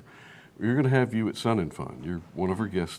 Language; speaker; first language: English; native; English